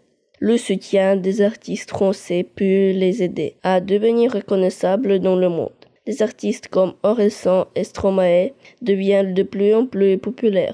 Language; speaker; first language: French; non-native, learner; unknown